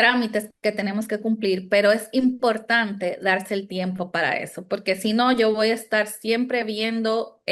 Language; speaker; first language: Spanish; native; Spanish